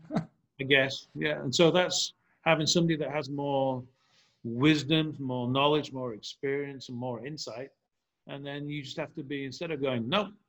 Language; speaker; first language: English; native; English